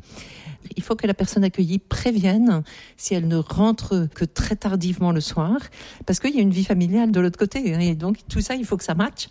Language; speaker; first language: French; native; French